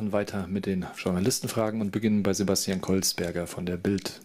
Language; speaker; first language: German; native; German